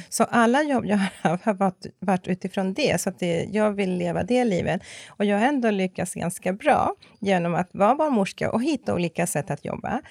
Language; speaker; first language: Swedish; early bilingual, other home language; Spanish